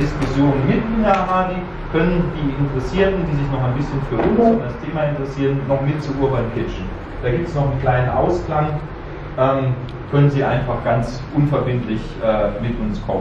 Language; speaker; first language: German; native; German